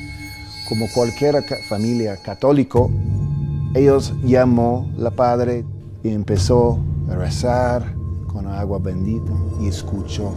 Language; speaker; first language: Spanish; early bilingual, heritage; English